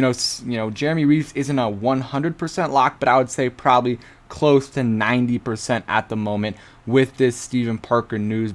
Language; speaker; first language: English; native; English